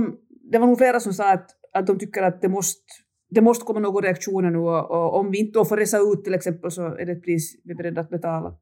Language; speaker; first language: Swedish; native; Swedish